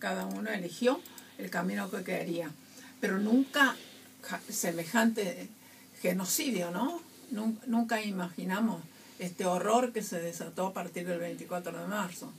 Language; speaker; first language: Spanish; native; Spanish